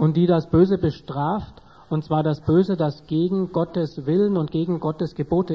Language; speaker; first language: German; native; German